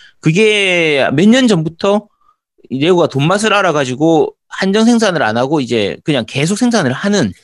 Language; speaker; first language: Korean; native; Korean